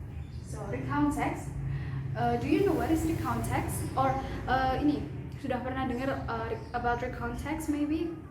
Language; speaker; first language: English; non-native, fluent; Indonesian